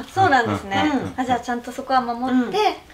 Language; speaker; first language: Japanese; native; Japanese